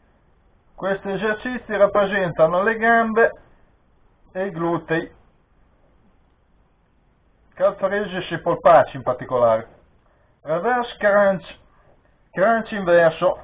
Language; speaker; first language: Italian; native; Italian